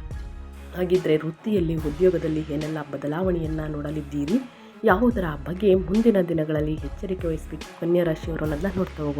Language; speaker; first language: Kannada; native; Kannada